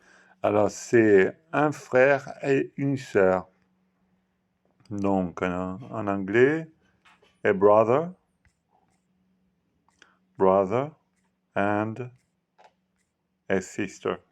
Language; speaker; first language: French; non-native, fluent; Italian